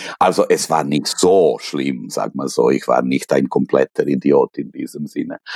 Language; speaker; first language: German; non-native, fluent; Serbian